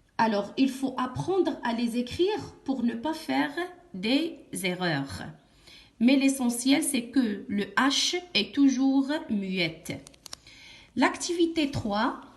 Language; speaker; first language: French; non-native, local second language; Arabic